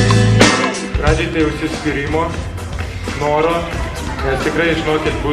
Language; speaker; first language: Lithuanian; native; Lithuanian